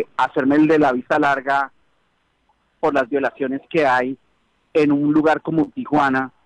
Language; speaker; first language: Spanish; native; Spanish